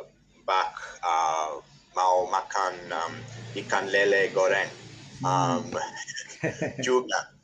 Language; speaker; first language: Indonesian; non-native, learner; English